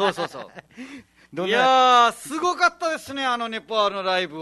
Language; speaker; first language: Japanese; non-native, fluent; Nepali